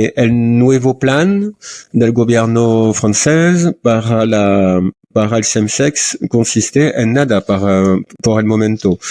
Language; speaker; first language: Spanish; non-native, learner; French